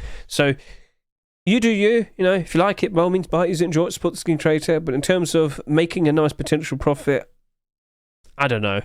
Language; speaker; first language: English; native; English